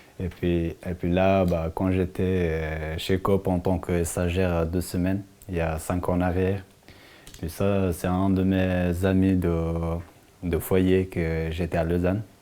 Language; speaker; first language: French; non-native, fluent; Persian